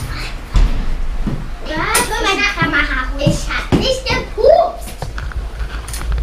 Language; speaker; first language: German; native; German